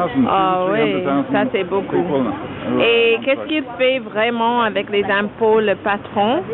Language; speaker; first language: French; non-native, fluent; English